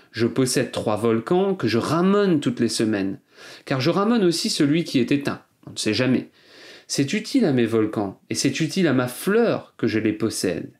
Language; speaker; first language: French; native; French